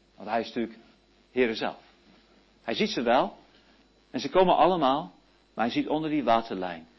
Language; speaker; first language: Dutch; early bilingual, heritage; Dutch